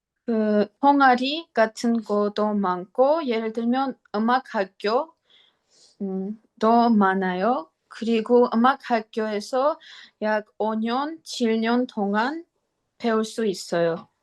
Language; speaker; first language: Korean; non-native, learner; Armenian